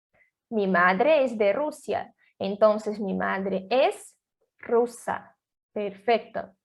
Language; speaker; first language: Spanish; non-native, learner; Portuguese